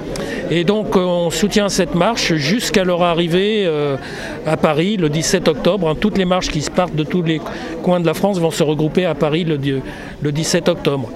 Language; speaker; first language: French; native; French